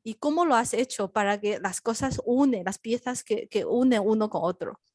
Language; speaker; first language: Spanish; non-native, learner; Chinese